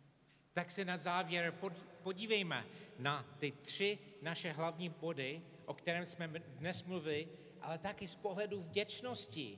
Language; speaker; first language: Czech; non-native, fluent; English